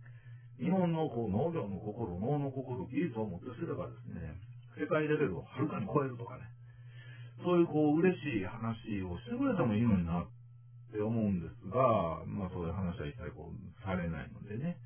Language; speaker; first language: Japanese; native; Japanese